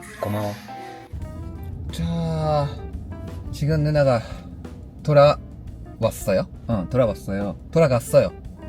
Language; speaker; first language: Korean; non-native, learner; Japanese